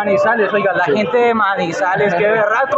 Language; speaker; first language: Spanish; native; Spanish